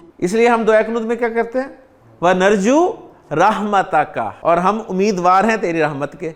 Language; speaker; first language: Urdu; native; Urdu